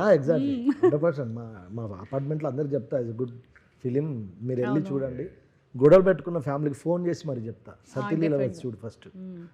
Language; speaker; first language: Telugu; native; Telugu